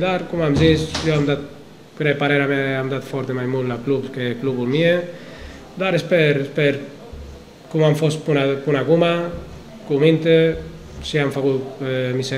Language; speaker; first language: Romanian; non-native, fluent; Arabic